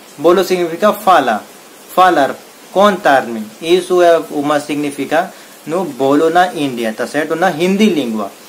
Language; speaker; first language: Portuguese; non-native, learner; Hindi